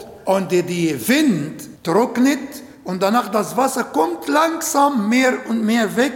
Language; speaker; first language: German; non-native, learner; Arabic